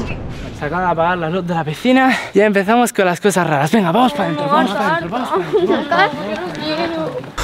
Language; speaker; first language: Spanish; native; Spanish